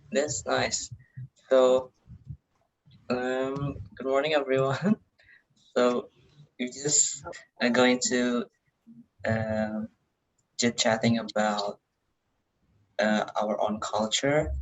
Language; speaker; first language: English; non-native, learner; Indonesian